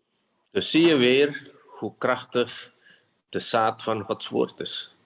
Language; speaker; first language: Dutch; non-native, fluent; Indonesian